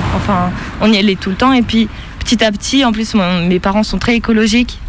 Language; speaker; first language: French; native; French